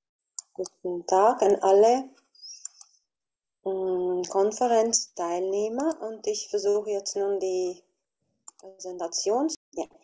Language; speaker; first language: German; non-native, fluent; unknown